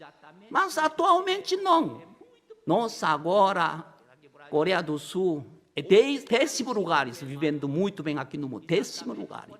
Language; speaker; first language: Portuguese; non-native, learner; Korean